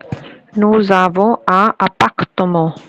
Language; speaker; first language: French; non-native, learner; Bangla